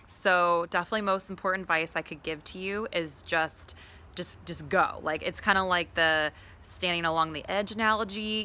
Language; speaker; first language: English; native; English